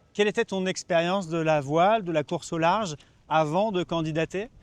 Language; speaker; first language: French; native; French